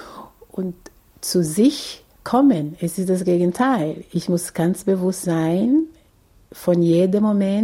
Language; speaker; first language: German; non-native, fluent; Portuguese